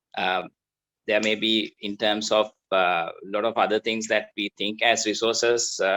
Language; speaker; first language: English; non-native, local second language; Sinhala